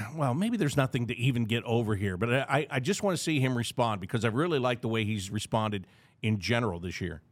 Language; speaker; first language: English; native; English